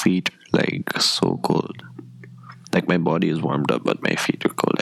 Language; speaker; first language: English; non-native, local second language; Tibetan